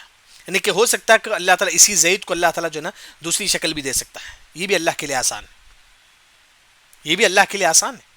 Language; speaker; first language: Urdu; non-native, local second language; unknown